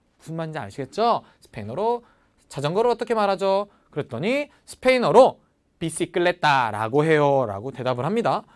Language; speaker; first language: Korean; native; Korean